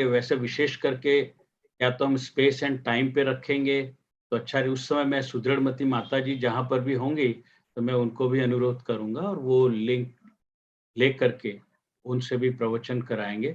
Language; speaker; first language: Hindi; native; Hindi